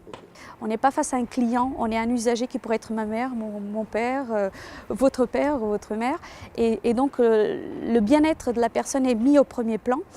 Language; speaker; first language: French; native; French